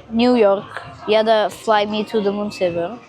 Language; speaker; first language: Turkish; early bilingual, other home language; Russian